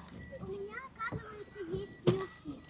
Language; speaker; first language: Russian; native; Russian